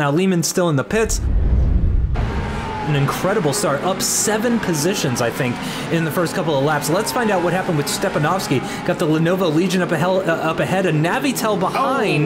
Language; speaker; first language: English; native; English